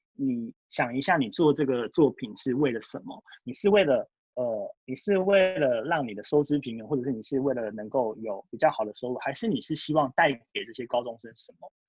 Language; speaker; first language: Chinese; early bilingual, heritage; Japanese